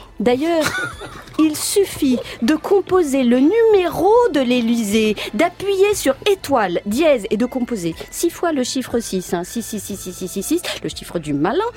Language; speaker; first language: French; native; French